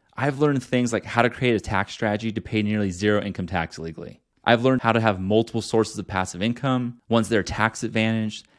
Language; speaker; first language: English; native; English